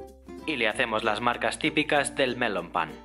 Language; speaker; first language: Spanish; native; Spanish